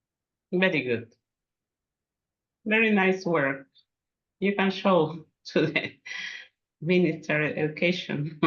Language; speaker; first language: English; non-native, fluent; Spanish